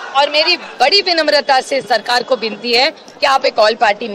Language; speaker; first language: Hindi; non-native, local second language; Marathi